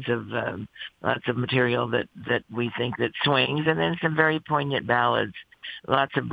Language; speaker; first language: English; native; English